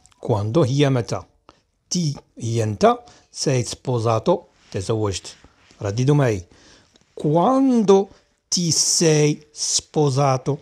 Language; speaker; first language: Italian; non-native, fluent; Arabic